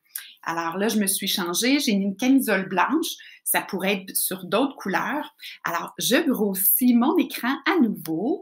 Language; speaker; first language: French; native; French